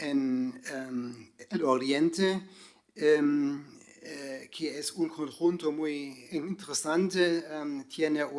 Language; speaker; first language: Spanish; non-native, fluent; German